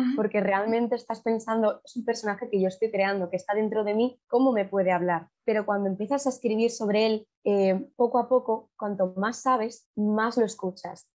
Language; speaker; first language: Spanish; native; Spanish